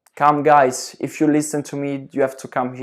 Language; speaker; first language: English; non-native, fluent; Italian